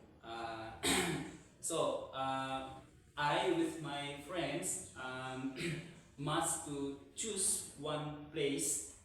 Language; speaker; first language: English; non-native, learner; Indonesian